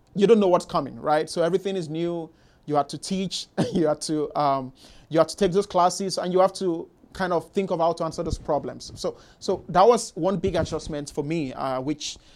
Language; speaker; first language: English; non-native, local second language; Igbo